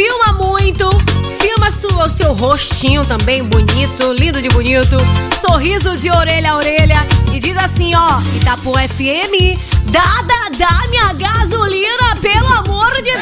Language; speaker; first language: Portuguese; native; Portuguese